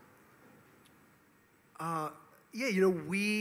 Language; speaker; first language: English; native; English